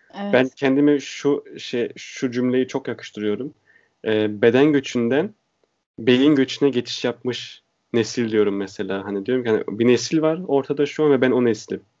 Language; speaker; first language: Turkish; native; Turkish